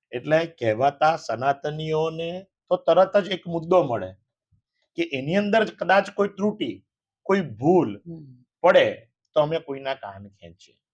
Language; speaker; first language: Gujarati; native; Gujarati